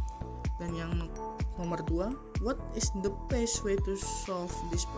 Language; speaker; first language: English; non-native, learner; Indonesian